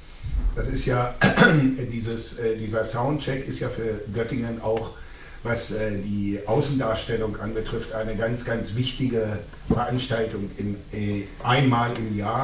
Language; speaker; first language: German; native; German